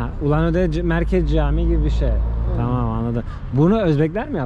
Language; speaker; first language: Turkish; native; Turkish